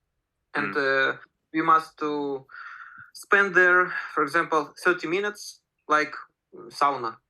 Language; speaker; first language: English; non-native, learner; Russian